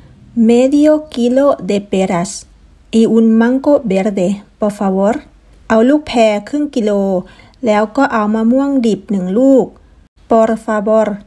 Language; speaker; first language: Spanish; non-native, fluent; Thai